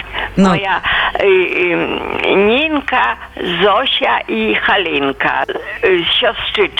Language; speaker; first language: Polish; non-native, local second language; Belarusian